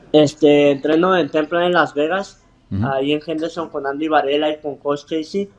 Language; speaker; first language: Spanish; early bilingual, heritage; Spanish